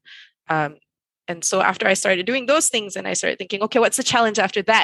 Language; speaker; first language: English; non-native, local second language; Malay